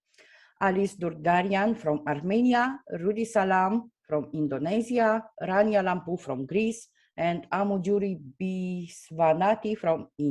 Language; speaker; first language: English; non-native, fluent; Romanian